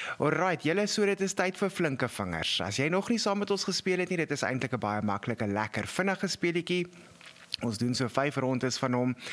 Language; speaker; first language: Afrikaans; native; Afrikaans